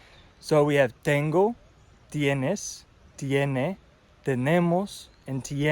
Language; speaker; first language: Spanish; non-native, fluent; English